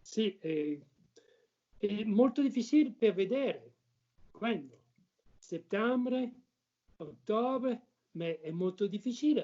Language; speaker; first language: Italian; non-native, learner; French